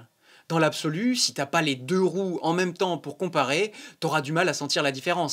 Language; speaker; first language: French; native; French